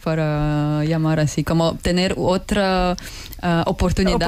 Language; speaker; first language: Spanish; non-native, learner; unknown